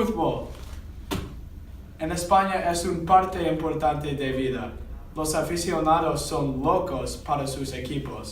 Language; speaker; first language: Spanish; non-native, learner; English